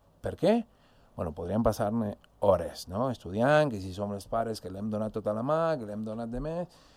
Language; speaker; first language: Catalan; non-native, fluent; Spanish